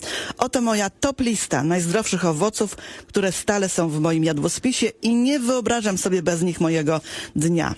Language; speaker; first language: Polish; native; Polish